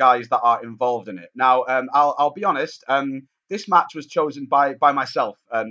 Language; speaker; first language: English; native; English